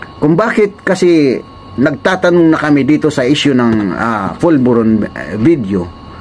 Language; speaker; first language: Filipino; non-native, local second language; Waray